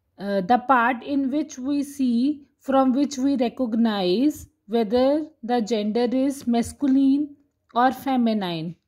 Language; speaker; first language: English; non-native, local second language; Hindi